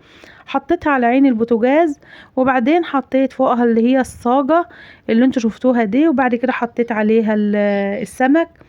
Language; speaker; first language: Arabic; native; Arabic